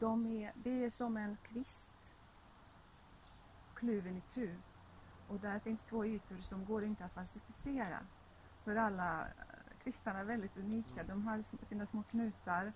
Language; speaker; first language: Swedish; non-native, fluent; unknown